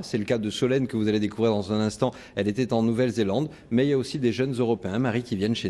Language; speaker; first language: French; native; French